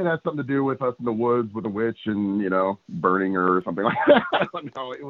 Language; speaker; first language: English; native; English